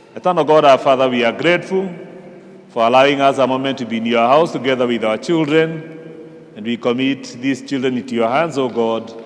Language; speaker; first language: English; non-native, local second language; Kikuyu